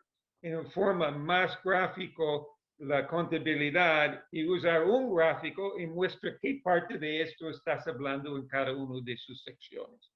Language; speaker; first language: Spanish; non-native, fluent; English